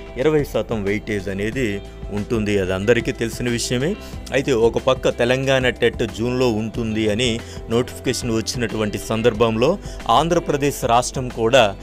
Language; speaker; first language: Telugu; native; Telugu